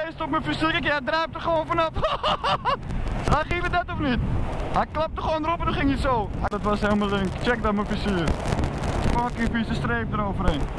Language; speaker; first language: Dutch; native; Dutch